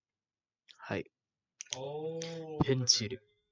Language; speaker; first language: Japanese; non-native, learner; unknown